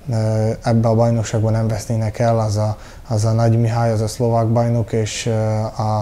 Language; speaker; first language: Hungarian; early bilingual, heritage; Hungarian